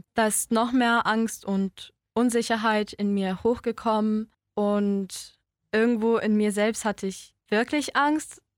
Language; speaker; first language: German; early bilingual, other home language; Polish